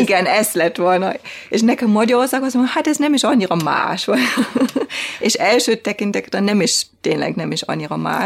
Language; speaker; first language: Hungarian; non-native, fluent; German